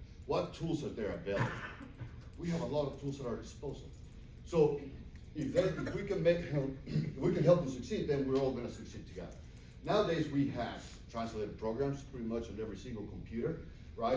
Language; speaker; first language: English; early bilingual, other home language; Spanish